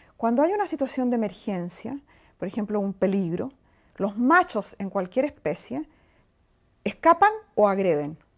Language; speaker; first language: Spanish; native; Spanish